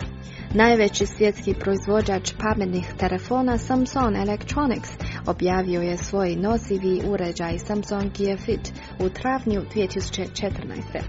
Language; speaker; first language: Croatian; non-native, fluent; Chinese